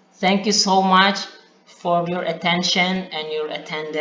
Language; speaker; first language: English; non-native, learner; Indonesian